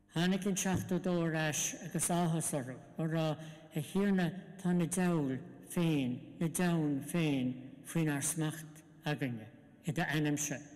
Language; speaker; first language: Irish; non-native, local second language; English